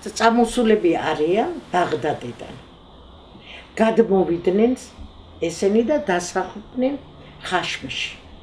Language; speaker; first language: Georgian; native; Georgian